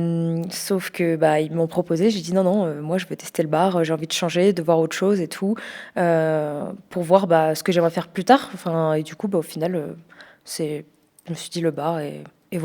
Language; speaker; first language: French; native; French